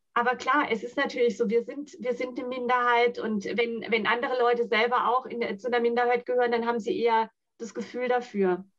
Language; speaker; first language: German; non-native, local second language; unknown